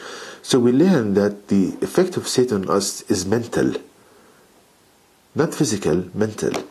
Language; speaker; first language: English; non-native, fluent; Arabic